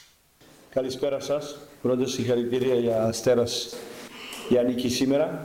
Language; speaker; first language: Greek; non-native, learner; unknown